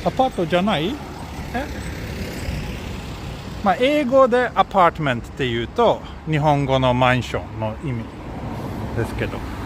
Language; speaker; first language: Japanese; non-native, fluent; Swedish